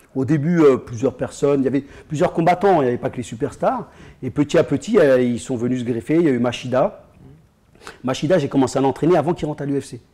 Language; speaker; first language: French; native; French